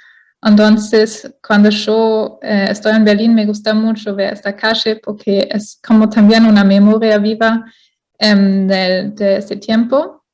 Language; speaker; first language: Spanish; non-native, fluent; German